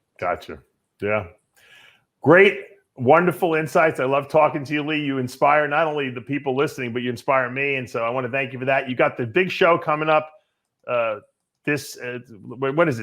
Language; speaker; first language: English; native; English